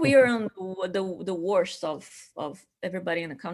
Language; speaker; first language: English; non-native, fluent; Portuguese